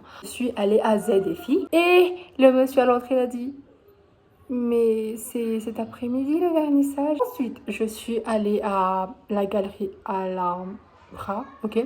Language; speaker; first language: French; non-native, local second language; Malagasy